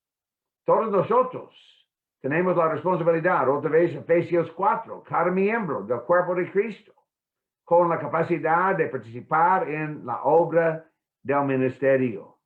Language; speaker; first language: Spanish; non-native, fluent; English